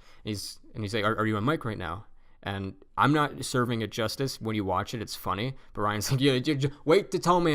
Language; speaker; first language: English; native; English